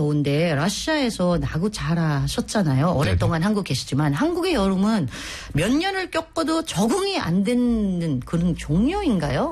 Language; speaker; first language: Korean; non-native, fluent; Filipino